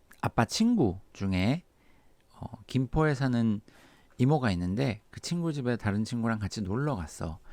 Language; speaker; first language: Korean; native; Korean